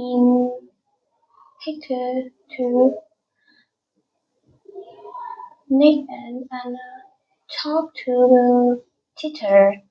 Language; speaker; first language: English; non-native, learner; Vietnamese